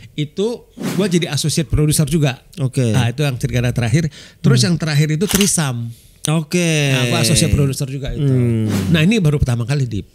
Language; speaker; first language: Indonesian; native; Indonesian